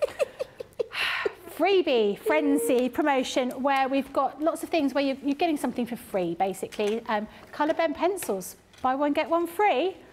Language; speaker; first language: English; native; English